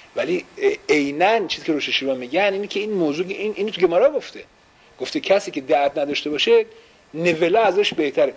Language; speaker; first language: Persian; early bilingual, heritage; Persian